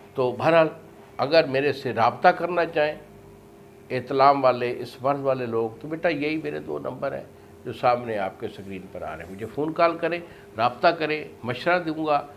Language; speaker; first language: Urdu; non-native, local second language; Punjabi